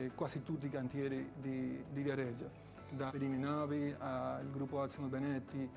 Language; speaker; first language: Italian; non-native, fluent; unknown